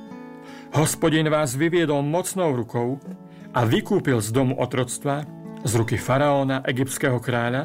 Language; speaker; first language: Slovak; native; Slovak